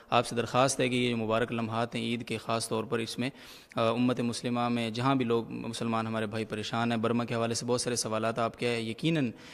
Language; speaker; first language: Urdu; native; Urdu